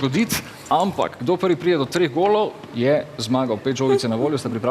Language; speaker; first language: Slovenian; native; Slovenian